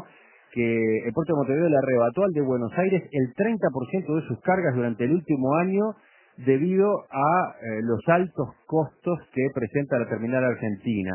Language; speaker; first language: Spanish; native; Spanish